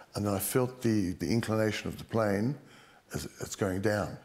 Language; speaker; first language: English; native; English